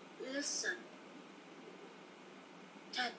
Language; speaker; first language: English; non-native, learner; Vietnamese